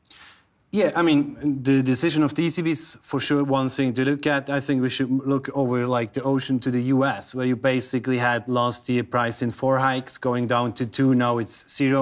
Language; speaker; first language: English; non-native, fluent; German